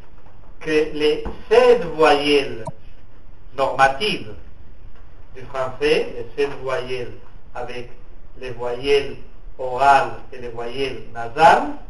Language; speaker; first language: French; non-native, fluent; Spanish